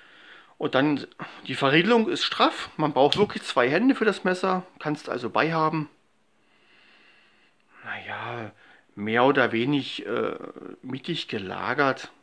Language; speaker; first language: German; native; German